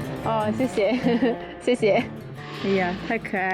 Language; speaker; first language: Chinese; non-native, fluent; English